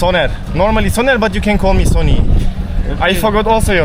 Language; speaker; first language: English; non-native, learner; Turkish